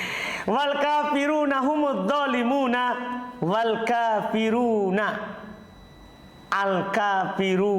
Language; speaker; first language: Arabic; non-native, fluent; Indonesian